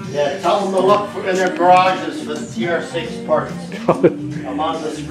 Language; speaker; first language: English; native; English